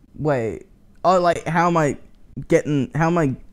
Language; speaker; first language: English; native; English